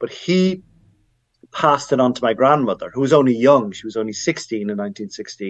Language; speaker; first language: English; native; English